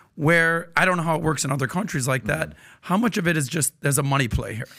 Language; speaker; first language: English; native; English